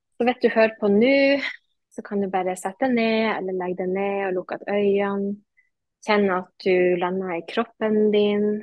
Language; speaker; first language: Norwegian; native; Norwegian